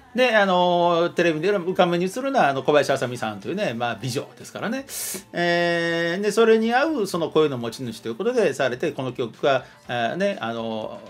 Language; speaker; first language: Japanese; native; Japanese